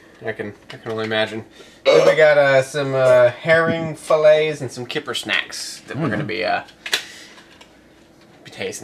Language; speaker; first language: English; native; English